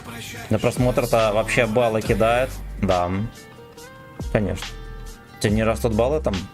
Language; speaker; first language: Russian; native; Russian